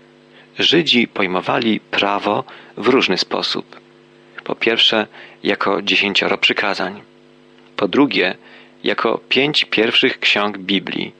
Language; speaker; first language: Polish; native; Polish